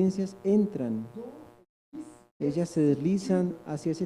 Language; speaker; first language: Spanish; native; Spanish